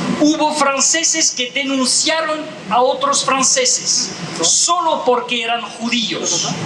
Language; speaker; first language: Spanish; non-native, fluent; French